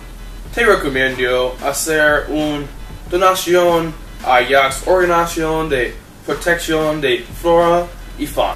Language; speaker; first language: Spanish; non-native, learner; English